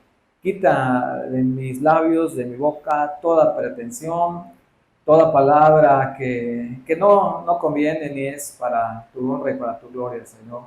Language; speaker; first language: Spanish; native; Spanish